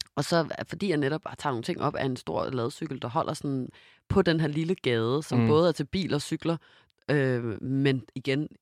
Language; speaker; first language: Danish; native; Danish